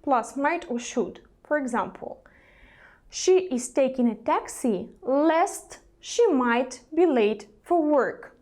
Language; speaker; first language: English; non-native, fluent; Russian